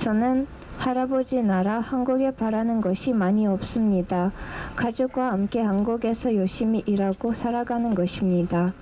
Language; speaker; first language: Korean; non-native, fluent; Russian